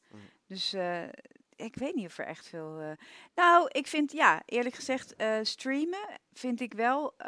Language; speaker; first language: Dutch; native; Dutch